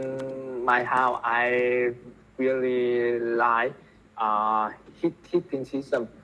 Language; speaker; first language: English; non-native, learner; Vietnamese